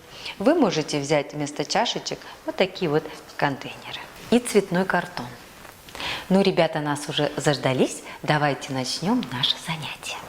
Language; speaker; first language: Russian; native; Russian